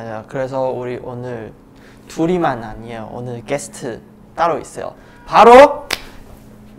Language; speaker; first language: Korean; non-native, fluent; Chinese